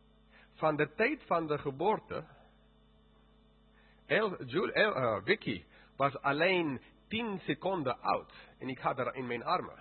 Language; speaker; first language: Dutch; non-native, fluent; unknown